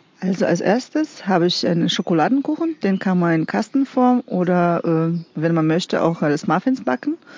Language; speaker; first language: German; non-native, fluent; Russian